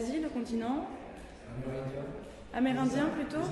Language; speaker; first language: French; native; French